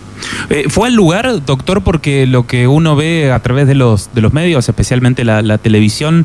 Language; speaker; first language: Spanish; native; Spanish